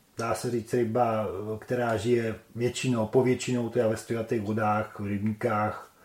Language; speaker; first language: Czech; native; Czech